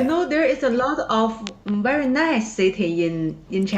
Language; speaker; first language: English; non-native, learner; Chinese